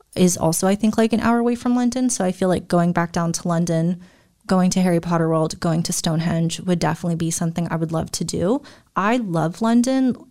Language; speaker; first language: English; early bilingual, other home language; German